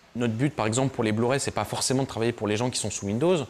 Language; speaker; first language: French; native; French